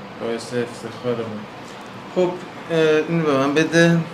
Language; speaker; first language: Persian; native; Persian